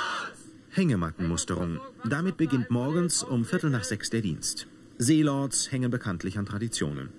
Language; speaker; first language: German; native; German